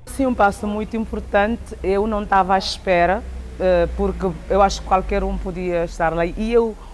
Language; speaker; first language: Portuguese; non-native, local second language; Upper Guinea Crioulo